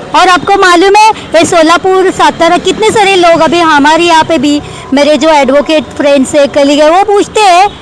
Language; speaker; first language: Hindi; non-native, local second language; Marathi